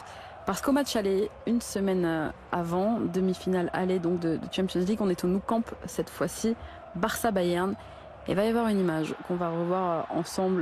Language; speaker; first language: French; native; French